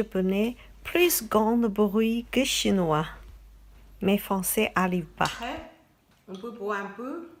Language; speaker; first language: French; non-native, learner; Chinese